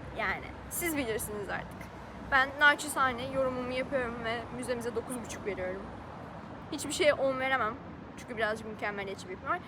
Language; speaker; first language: Turkish; native; Turkish